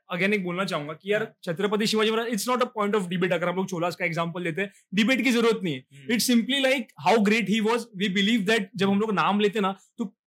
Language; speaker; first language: Hindi; non-native, local second language; Marathi